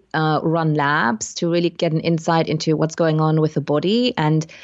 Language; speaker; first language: English; non-native, fluent; Luxembourgish